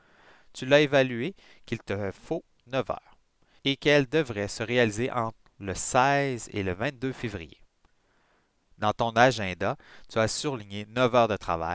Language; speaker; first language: French; native; French